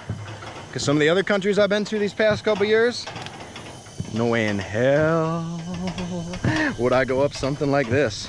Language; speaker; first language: English; native; English